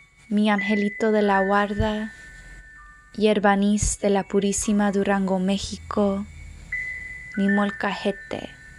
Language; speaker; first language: Spanish; early bilingual, heritage; Spanish